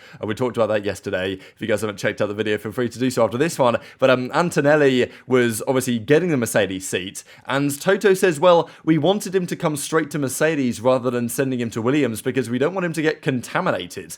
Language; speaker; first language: English; native; English